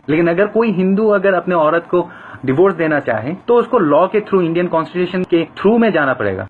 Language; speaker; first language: Hindi; non-native, fluent; Bangla